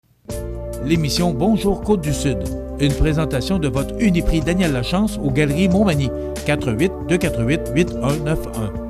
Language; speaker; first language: French; native; French